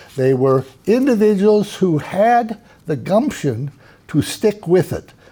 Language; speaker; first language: English; native; English